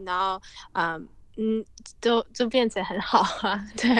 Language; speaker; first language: Chinese; early bilingual, heritage; English